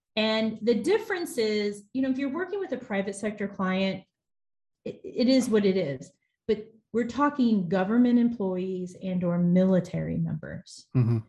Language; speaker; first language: English; native; English